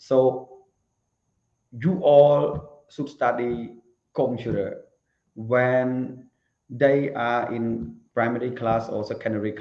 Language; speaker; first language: English; non-native, learner; Khmer